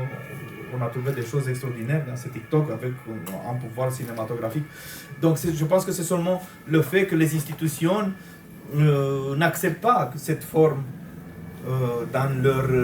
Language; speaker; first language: French; non-native, fluent; Romanian